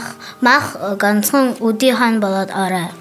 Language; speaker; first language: Mongolian; non-native, learner; Buriat